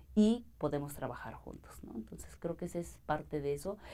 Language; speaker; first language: Spanish; native; Spanish